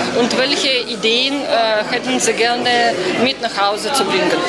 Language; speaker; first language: German; non-native, learner; Russian